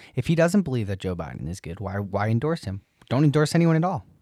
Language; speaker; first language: English; native; English